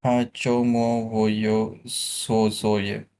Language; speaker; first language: Chinese; non-native, learner; Urdu